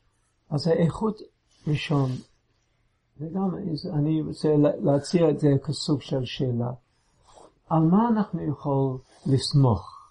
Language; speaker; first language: Hebrew; non-native, fluent; English